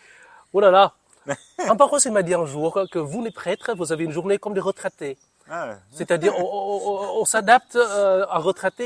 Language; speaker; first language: French; non-native, fluent; Vietnamese